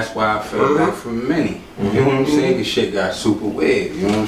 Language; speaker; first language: English; native; English